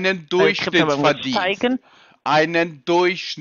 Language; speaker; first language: German; native; German